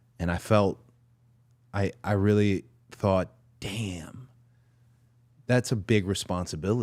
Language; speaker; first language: English; native; English